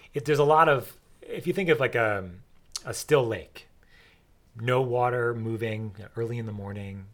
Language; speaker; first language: English; native; English